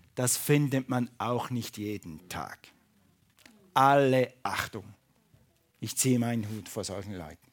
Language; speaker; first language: German; non-native, fluent; English